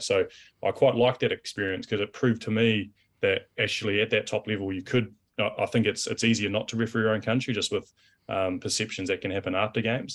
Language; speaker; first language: English; native; English